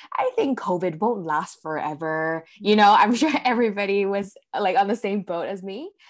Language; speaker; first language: English; early bilingual, other home language; Cantonese